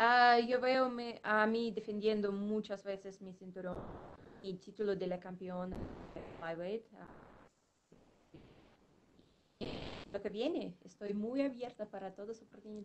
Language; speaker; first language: Spanish; non-native, fluent; Russian